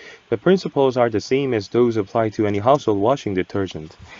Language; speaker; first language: English; non-native, fluent; Korean